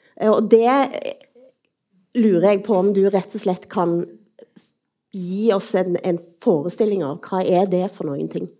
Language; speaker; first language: Norwegian; native; Norwegian